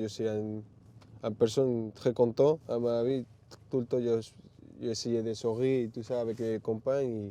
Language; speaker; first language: French; non-native, learner; Spanish